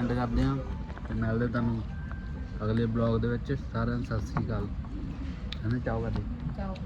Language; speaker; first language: Punjabi; native; Punjabi